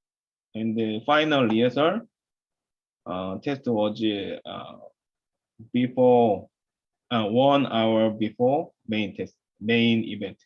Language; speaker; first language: English; non-native, learner; Korean